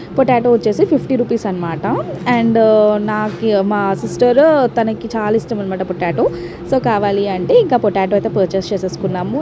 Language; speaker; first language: Telugu; non-native, local second language; Tamil